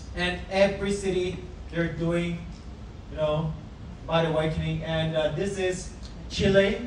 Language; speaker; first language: English; non-native, fluent; Korean